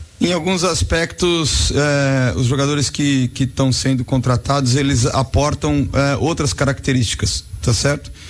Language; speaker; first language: Portuguese; native; Portuguese